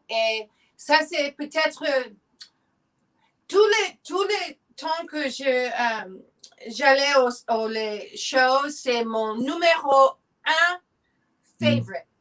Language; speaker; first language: French; non-native, learner; English